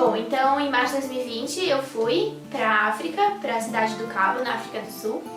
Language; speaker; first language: Portuguese; native; Portuguese